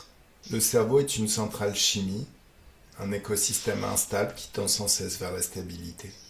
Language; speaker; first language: French; native; French